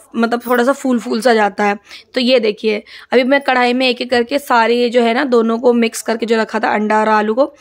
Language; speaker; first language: Hindi; non-native, local second language; Assamese